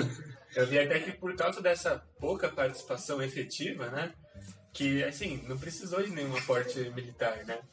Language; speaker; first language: Portuguese; native; Portuguese